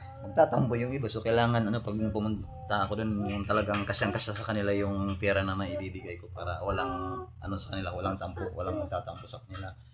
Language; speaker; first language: Filipino; non-native, local second language; Cebuano